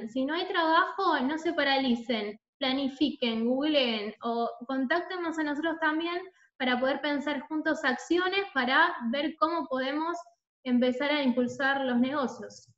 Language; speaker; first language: Spanish; native; Spanish